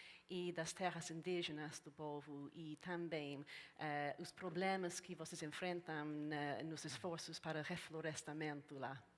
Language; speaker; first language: Portuguese; non-native, learner; English